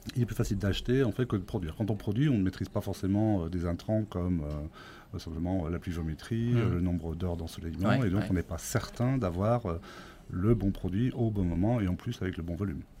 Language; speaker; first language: French; native; French